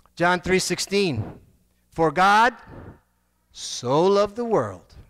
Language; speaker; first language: English; native; English